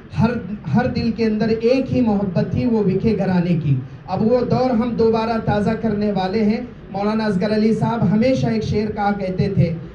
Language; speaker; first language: Urdu; native; Urdu